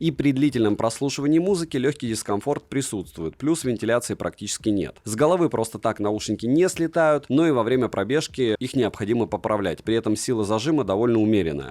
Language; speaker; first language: Russian; native; Russian